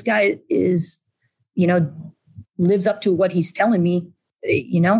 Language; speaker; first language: English; native; English